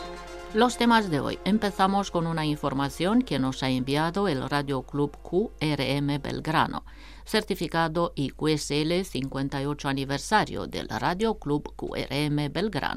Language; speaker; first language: Spanish; non-native, fluent; Romanian